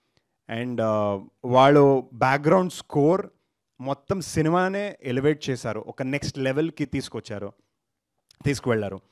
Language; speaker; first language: Telugu; non-native, learner; Kannada